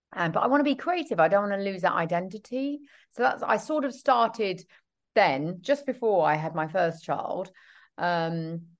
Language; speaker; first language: English; native; English